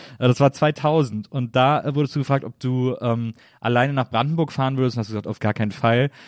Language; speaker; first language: German; native; German